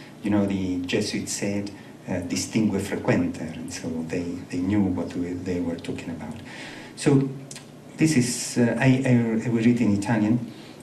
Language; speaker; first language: English; non-native, fluent; Italian